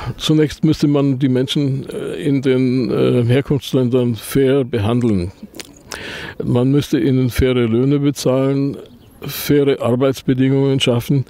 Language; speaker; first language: German; native; German